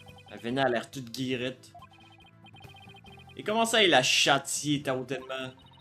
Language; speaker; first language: French; native; French